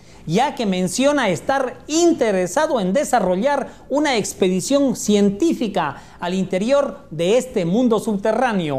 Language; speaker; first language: Spanish; native; Spanish